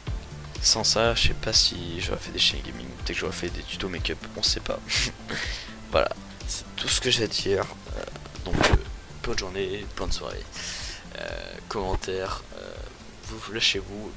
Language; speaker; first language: French; native; French